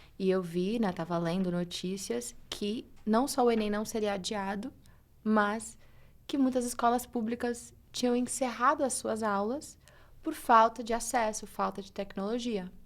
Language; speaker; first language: Portuguese; early bilingual, heritage; English